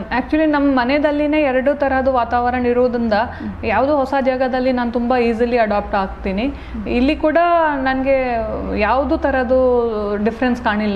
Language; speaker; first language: Kannada; non-native, fluent; Hindi